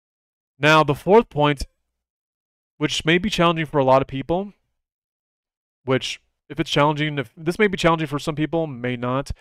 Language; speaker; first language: English; native; English